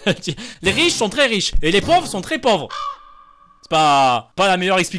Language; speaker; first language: French; native; French